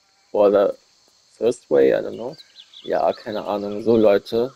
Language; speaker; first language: English; non-native, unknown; German